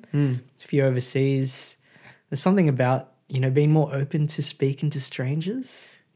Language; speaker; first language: English; native; English